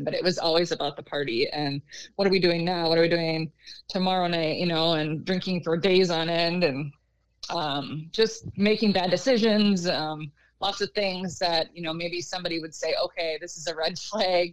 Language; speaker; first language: English; native; English